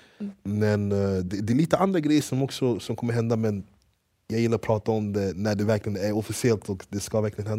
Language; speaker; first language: Swedish; early bilingual, other home language; English